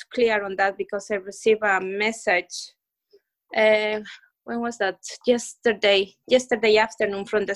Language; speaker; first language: English; non-native, fluent; Spanish